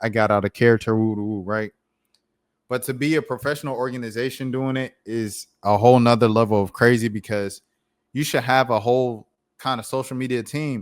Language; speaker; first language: English; native; English